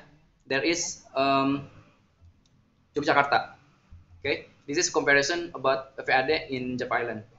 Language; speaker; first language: English; non-native, learner; Indonesian